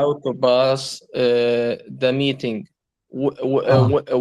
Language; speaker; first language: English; non-native, learner; Arabic